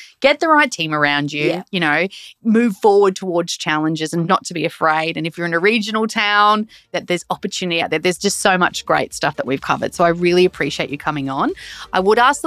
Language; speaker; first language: English; native; English